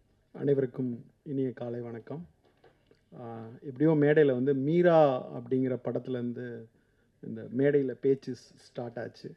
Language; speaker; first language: Tamil; native; Tamil